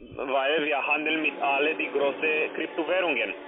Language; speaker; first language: German; non-native, learner; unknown